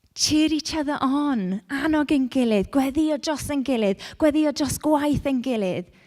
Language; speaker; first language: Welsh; non-native, local second language; English